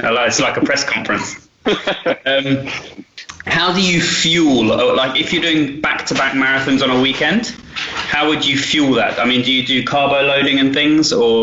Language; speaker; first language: English; native; English